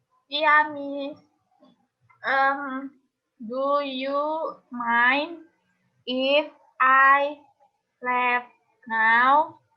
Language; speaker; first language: English; non-native, learner; Indonesian